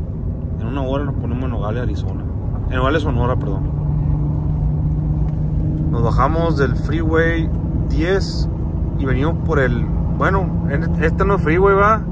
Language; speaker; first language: Spanish; native; Spanish